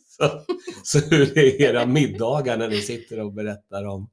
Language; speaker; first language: Swedish; native; Swedish